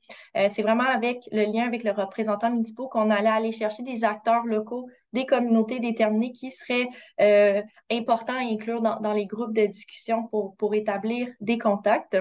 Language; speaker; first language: French; native; French